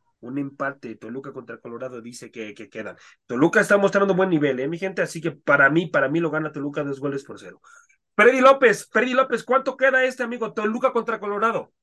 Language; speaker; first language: Spanish; native; Spanish